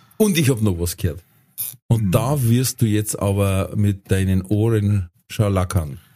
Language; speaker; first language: German; native; German